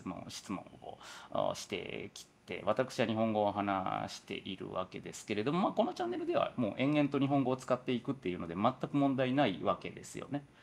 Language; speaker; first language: Japanese; native; Japanese